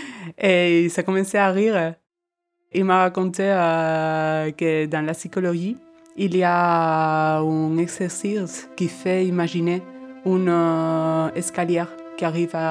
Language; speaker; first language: French; non-native, fluent; Spanish